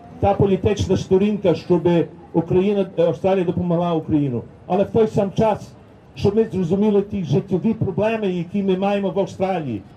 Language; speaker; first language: Ukrainian; early bilingual, heritage; Ukrainian